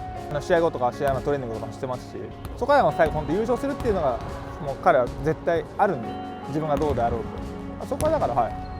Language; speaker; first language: Japanese; native; Japanese